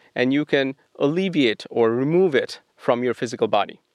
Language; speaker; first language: English; non-native, local second language; Bangla